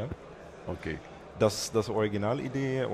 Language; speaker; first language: German; non-native, fluent; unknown